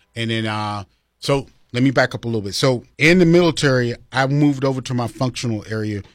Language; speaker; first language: English; native; English